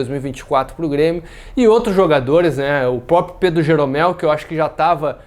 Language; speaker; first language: Portuguese; native; Portuguese